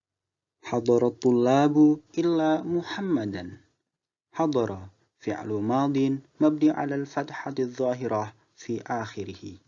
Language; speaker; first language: Arabic; non-native, fluent; Indonesian